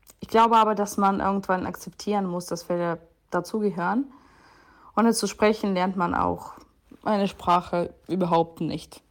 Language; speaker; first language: German; non-native, fluent; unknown